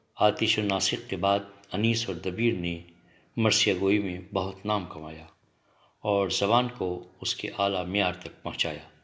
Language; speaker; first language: Urdu; native; Urdu